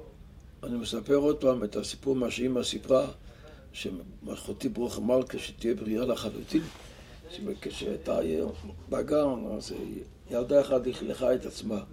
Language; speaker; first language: Hebrew; non-native, local second language; Yiddish